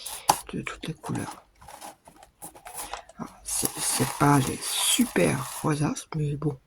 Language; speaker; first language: French; native; French